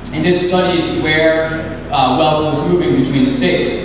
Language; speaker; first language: English; native; English